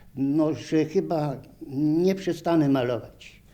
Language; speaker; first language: Polish; native; Polish